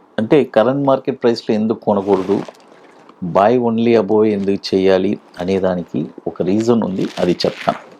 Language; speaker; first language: Telugu; native; Telugu